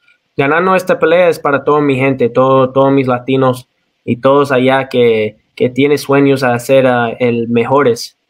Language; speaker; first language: Spanish; early bilingual, heritage; Spanish